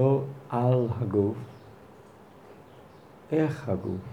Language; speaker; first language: Hebrew; non-native, fluent; English